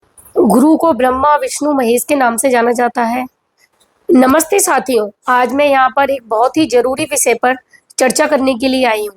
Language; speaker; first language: Hindi; native; Hindi